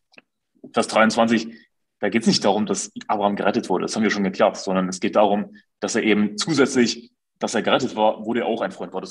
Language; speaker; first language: German; native; German